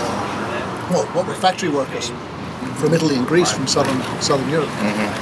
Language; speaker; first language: English; native; English